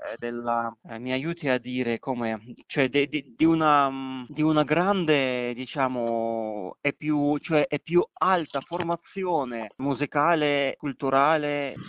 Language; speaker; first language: Italian; non-native, fluent; Kazakh